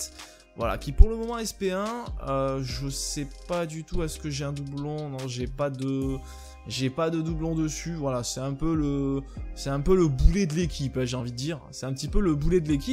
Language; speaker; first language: French; native; French